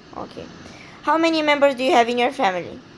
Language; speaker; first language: English; non-native, fluent; Romanian